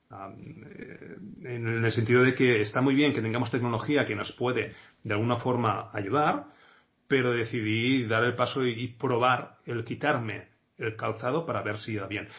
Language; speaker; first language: Spanish; non-native, local second language; Catalan